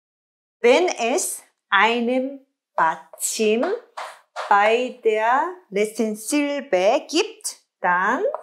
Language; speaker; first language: German; non-native, learner; Korean